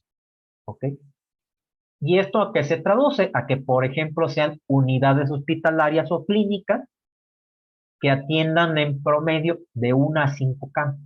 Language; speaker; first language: Spanish; native; Spanish